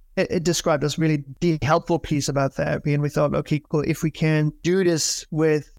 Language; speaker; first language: English; non-native, fluent; German